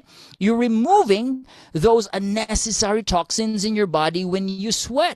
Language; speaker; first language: English; non-native, local second language; Filipino